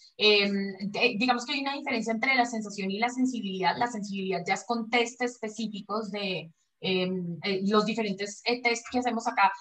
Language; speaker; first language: Spanish; native; Spanish